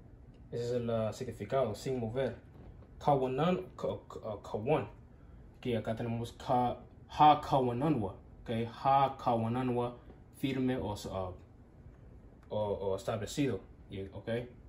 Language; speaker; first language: Spanish; non-native, learner; English